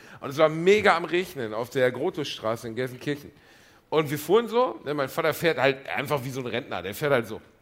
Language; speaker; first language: German; native; German